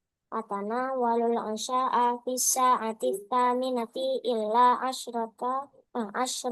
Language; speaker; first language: Arabic; non-native, learner; Indonesian